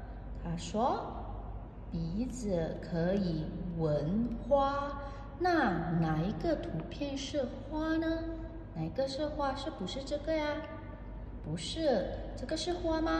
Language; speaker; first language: Chinese; non-native, fluent; Indonesian